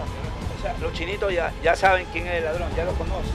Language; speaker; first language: Spanish; native; Spanish